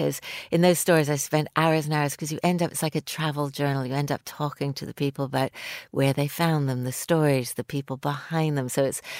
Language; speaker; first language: English; native; English